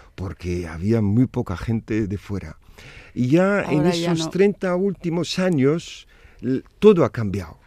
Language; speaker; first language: Spanish; non-native, fluent; Arabic